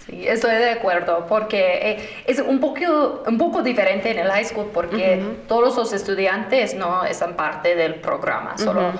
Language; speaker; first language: Spanish; non-native, fluent; English